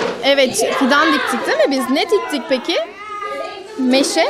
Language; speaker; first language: Turkish; native; Turkish